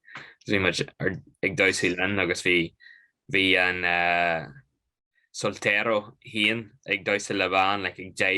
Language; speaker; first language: Irish; native; Irish